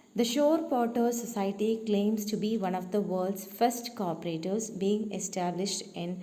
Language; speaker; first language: English; non-native, local second language; Malayalam